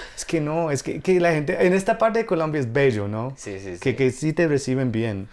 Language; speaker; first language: Spanish; non-native, fluent; English